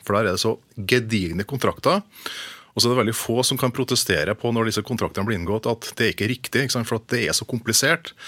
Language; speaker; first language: Norwegian; native; Norwegian